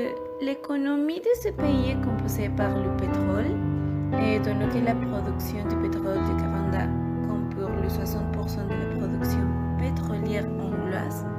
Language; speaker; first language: French; non-native, learner; Portuguese